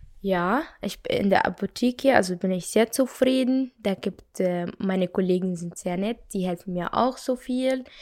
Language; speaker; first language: German; non-native, learner; Arabic